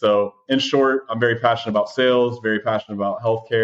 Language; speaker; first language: English; native; English